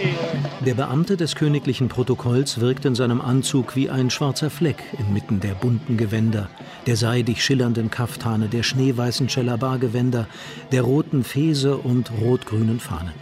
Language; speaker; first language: German; native; German